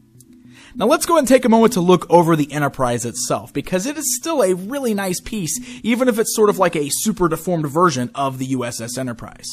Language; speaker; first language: English; native; English